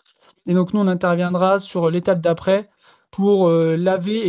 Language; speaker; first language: French; native; French